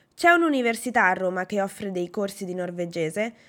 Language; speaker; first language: Italian; native; Italian